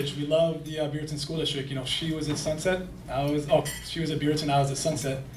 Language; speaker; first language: English; native; English